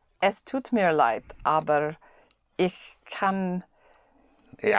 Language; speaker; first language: German; non-native, learner; English